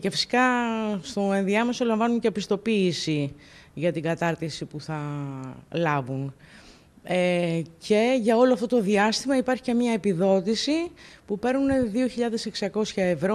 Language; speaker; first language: Greek; native; Greek